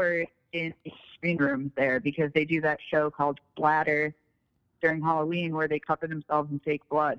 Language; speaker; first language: English; native; English